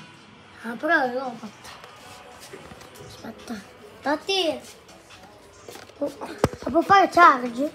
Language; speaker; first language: Italian; non-native, learner; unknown